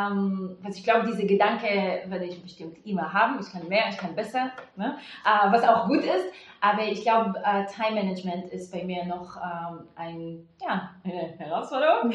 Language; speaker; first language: German; non-native, fluent; Hebrew